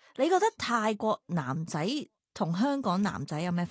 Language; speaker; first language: Cantonese; native; Cantonese